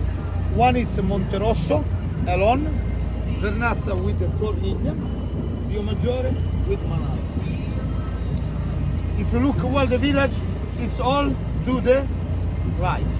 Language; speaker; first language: English; non-native, fluent; Italian